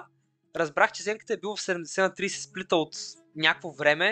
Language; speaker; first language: Bulgarian; native; Bulgarian